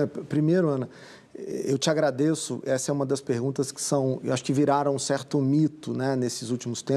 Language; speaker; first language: Portuguese; native; Portuguese